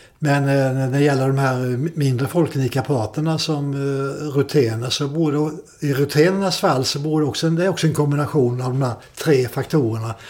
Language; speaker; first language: Swedish; native; Swedish